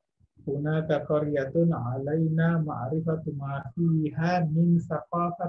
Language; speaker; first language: Arabic; non-native, fluent; Indonesian